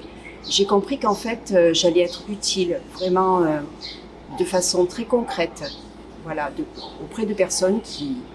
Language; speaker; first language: French; native; French